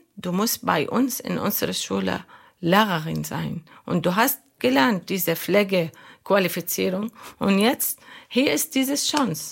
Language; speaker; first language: German; non-native, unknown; Arabic